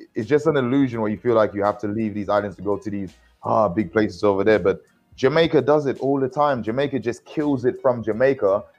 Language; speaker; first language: English; native; English